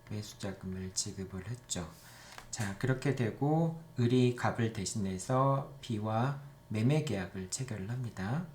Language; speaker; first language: Korean; native; Korean